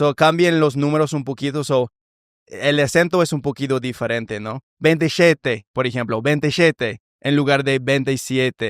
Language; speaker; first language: Spanish; non-native, fluent; English